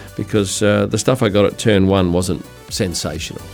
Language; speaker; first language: English; native; English